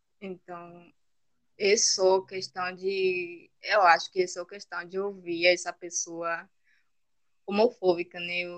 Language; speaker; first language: Portuguese; non-native, fluent; Spanish